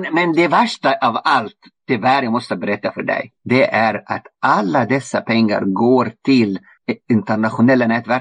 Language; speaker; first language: Swedish; non-native, fluent; Arabic